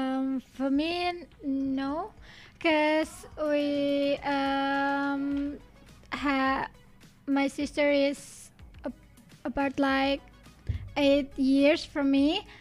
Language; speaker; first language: English; non-native, learner; Indonesian